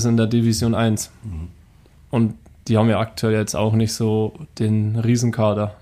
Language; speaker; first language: German; native; German